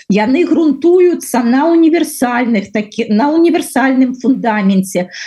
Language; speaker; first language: Belarusian; non-native, local second language; Russian